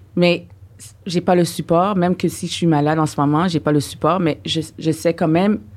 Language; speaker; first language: French; non-native, fluent; English